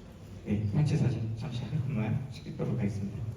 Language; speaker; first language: Korean; native; Korean